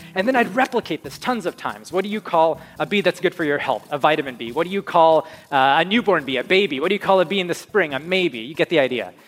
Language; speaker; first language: English; early bilingual, other home language; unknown